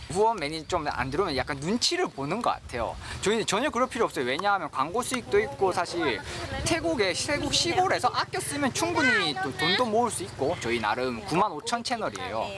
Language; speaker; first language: Korean; native; Korean